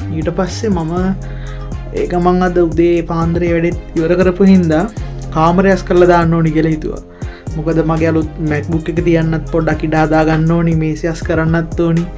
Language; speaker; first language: Sinhala; native; Sinhala